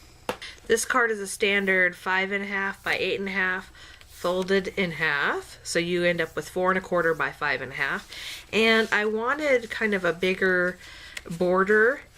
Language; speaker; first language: English; native; English